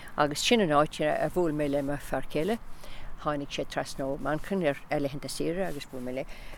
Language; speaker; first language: Irish; non-native, local second language; English